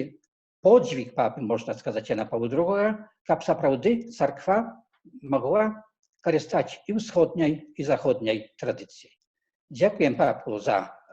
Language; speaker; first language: Polish; non-native, learner; Belarusian